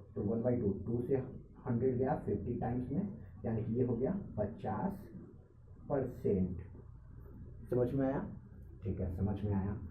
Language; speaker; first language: Hindi; native; Hindi